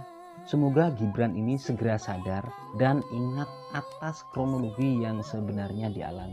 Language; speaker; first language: Indonesian; native; Indonesian